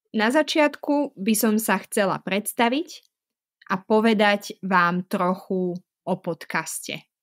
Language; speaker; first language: Slovak; native; Slovak